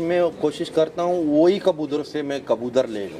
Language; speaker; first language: Hindi; non-native, learner; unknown